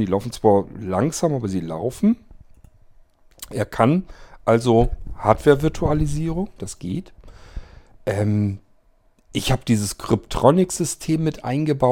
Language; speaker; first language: German; native; German